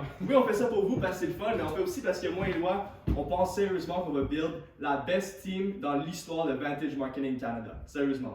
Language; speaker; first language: French; native; French